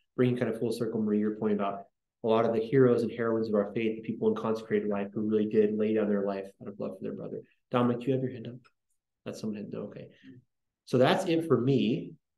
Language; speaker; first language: English; native; English